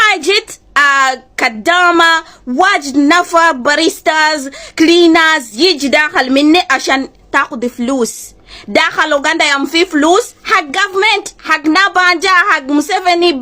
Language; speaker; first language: Arabic; non-native, learner; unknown